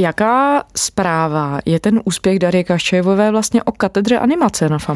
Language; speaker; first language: Czech; native; Czech